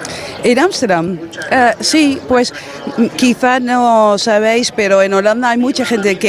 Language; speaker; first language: Spanish; non-native, fluent; Dutch